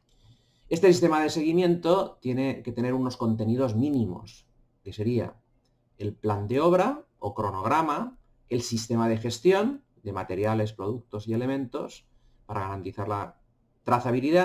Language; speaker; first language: Spanish; native; Spanish